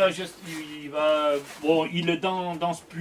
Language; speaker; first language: French; native; French